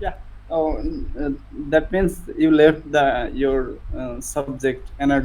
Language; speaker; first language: English; non-native, learner; Bangla